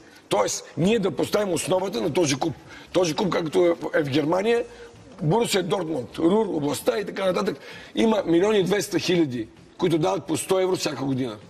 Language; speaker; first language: Bulgarian; native; Bulgarian